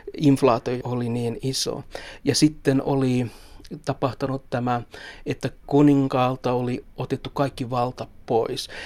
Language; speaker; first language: Finnish; non-native, local second language; Swedish